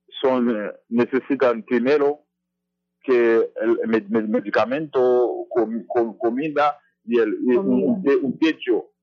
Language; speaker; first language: Spanish; non-native, fluent; Haitian Creole